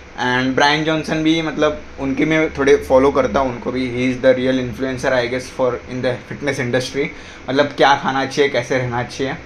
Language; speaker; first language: Hindi; non-native, local second language; Marathi